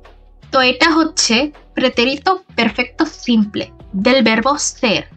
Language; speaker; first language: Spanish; non-native, fluent; Bangla